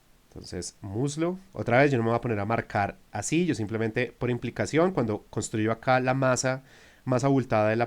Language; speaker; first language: Spanish; native; Spanish